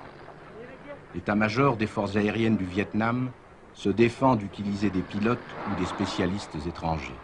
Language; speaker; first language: French; native; French